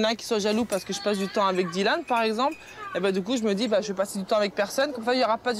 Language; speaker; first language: French; native; French